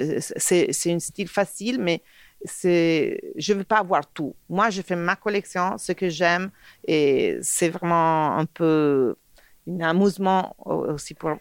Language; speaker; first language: French; non-native, fluent; Italian